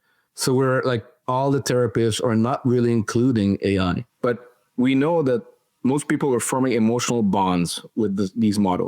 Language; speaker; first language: English; non-native, fluent; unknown